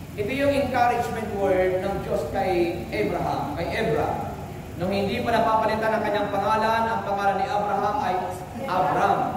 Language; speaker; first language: Filipino; native; Filipino